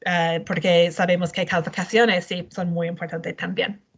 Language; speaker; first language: Spanish; non-native, learner; English